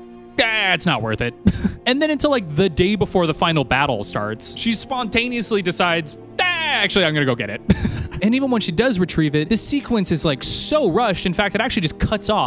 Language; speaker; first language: English; native; English